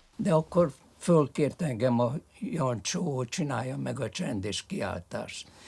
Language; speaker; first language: Hungarian; early bilingual, other home language; French